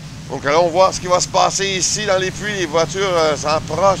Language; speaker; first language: French; native; French